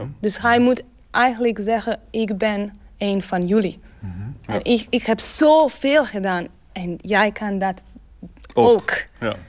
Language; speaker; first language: Dutch; non-native, learner; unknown